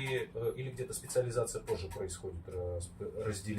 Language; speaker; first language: Russian; native; Russian